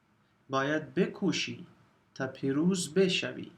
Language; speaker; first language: Persian; non-native, fluent; Urdu